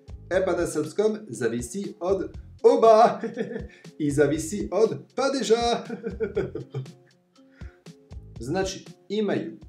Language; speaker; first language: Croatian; non-native, fluent; French